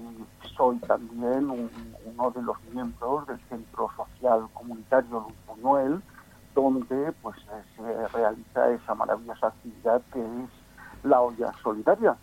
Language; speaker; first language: Spanish; native; Spanish